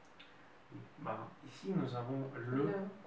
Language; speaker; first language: French; non-native, fluent; Russian